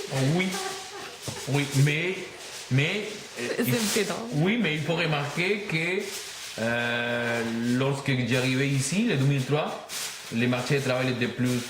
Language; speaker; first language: French; non-native, learner; Spanish